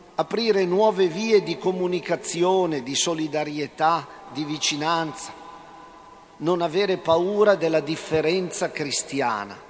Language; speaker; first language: Italian; native; Italian